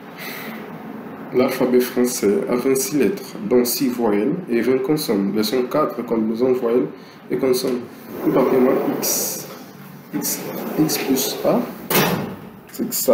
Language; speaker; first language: French; non-native, local second language; Lingala